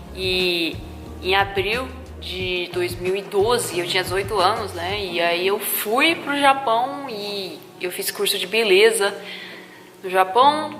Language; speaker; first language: Portuguese; non-native, local second language; Japanese